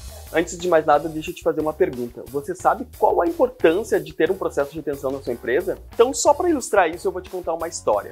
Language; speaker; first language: Portuguese; native; Portuguese